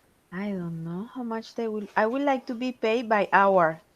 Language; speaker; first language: English; non-native, fluent; Spanish